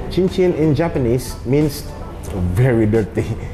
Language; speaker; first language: English; non-native, fluent; Indonesian